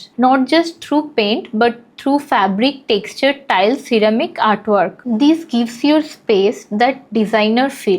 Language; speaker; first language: English; non-native, local second language; Hindi